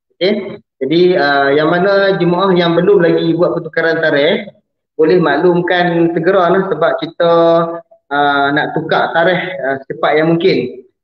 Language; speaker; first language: Malay; native; Malay